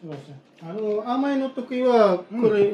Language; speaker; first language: Japanese; non-native, learner; Filipino